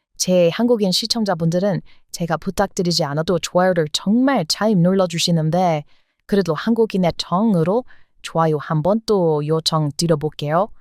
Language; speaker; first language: Korean; non-native, fluent; English